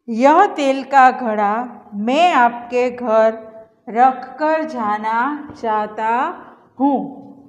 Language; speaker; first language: Hindi; non-native, local second language; Gujarati